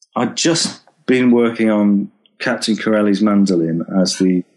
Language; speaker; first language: English; native; English